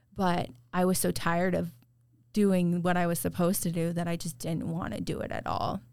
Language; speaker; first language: English; native; English